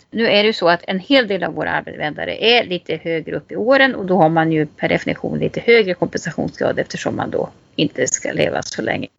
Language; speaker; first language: Swedish; native; Swedish